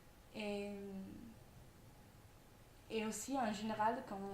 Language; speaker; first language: French; non-native, fluent; Italian